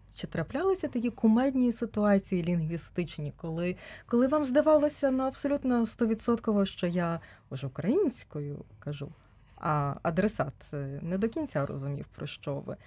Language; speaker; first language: Ukrainian; native; Ukrainian